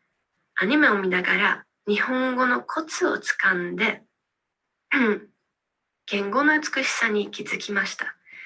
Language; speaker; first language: Japanese; non-native, learner; Hungarian